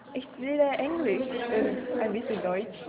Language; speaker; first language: German; non-native, learner; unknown